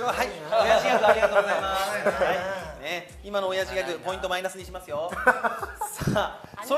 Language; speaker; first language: Japanese; native; Japanese